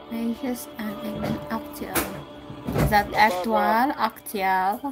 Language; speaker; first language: Dutch; non-native, learner; Filipino